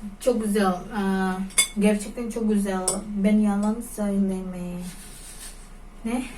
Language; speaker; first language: Turkish; non-native, learner; Indonesian